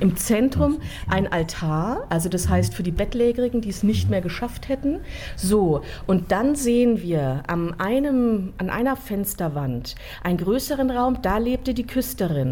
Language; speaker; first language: German; native; German